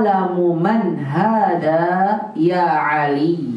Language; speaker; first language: Arabic; non-native, fluent; Indonesian